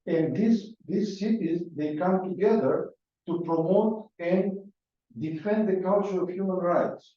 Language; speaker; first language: English; non-native, fluent; Greek